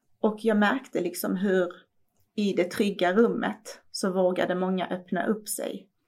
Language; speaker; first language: Swedish; early bilingual, other home language; Persian